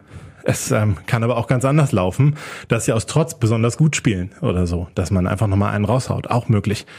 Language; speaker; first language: German; native; German